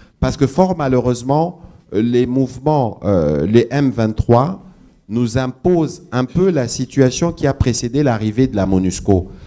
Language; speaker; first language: French; non-native, local second language; Lingala